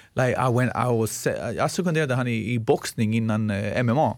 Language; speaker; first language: Swedish; non-native, fluent; Greek